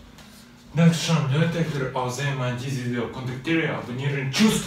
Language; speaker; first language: German; non-native, learner; Russian